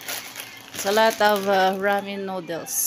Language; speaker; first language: English; non-native, local second language; Filipino